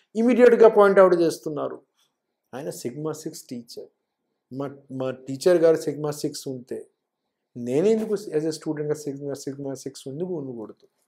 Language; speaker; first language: Telugu; non-native, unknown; Hindi